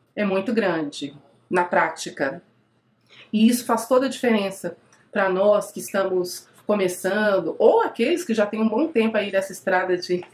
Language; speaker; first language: Portuguese; native; Portuguese